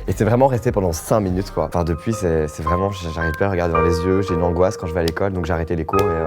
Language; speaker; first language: French; native; French